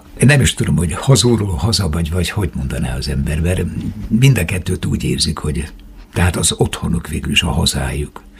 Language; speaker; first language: Hungarian; native; Hungarian